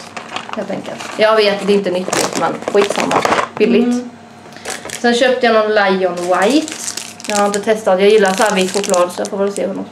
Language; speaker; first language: Swedish; native; Swedish